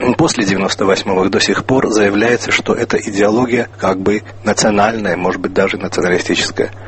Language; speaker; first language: Russian; non-native, local second language; Armenian